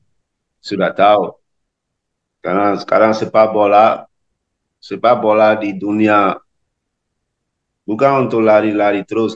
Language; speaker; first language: Indonesian; non-native, learner; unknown